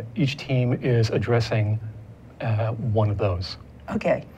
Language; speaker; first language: English; native; English